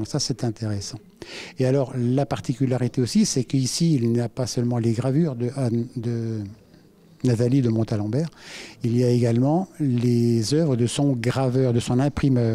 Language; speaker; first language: French; native; French